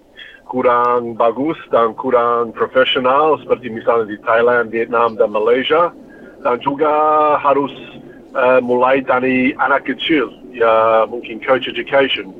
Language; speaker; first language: Indonesian; non-native, fluent; English